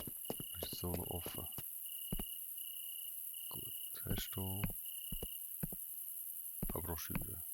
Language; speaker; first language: German; native; German